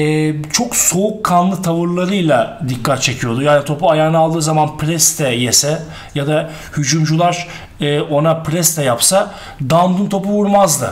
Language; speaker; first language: Turkish; native; Turkish